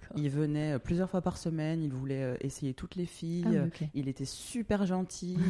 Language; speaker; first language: French; native; French